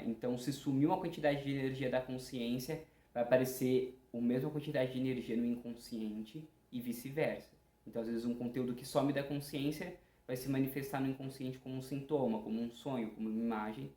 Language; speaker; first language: Portuguese; native; Portuguese